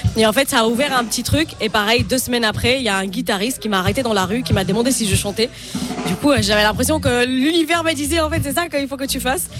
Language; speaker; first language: French; non-native, fluent; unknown